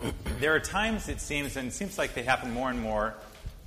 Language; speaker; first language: English; native; English